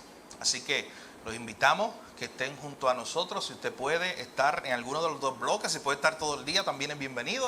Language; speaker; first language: Spanish; native; Spanish